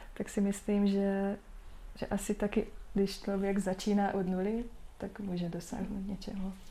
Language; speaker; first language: Czech; non-native, fluent; Hungarian